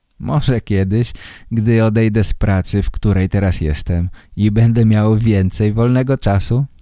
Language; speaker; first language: Polish; native; Polish